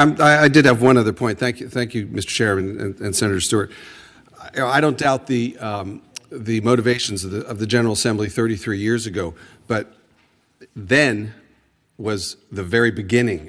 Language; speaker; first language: English; native; English